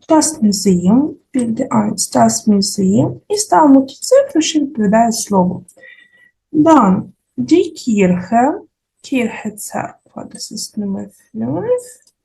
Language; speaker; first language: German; non-native, fluent; Ukrainian